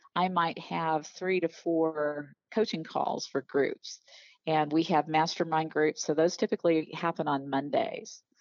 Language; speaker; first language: English; native; English